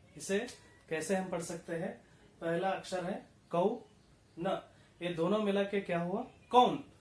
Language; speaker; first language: Hindi; non-native, local second language; Kannada